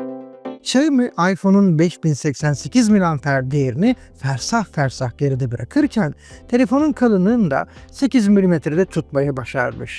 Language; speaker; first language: Turkish; native; Turkish